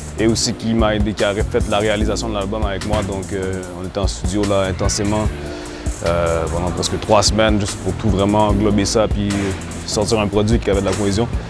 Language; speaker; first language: French; native; French